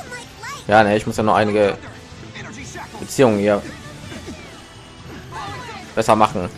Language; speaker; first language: German; native; German